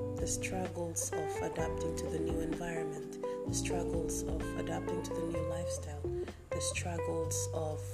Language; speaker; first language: English; non-native, fluent; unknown